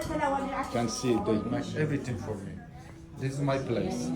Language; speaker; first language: English; non-native, learner; Persian